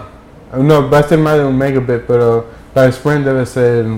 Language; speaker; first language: Spanish; early bilingual, heritage; English